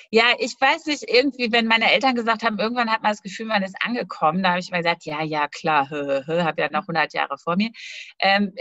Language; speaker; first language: German; native; German